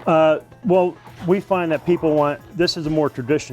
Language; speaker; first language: English; native; English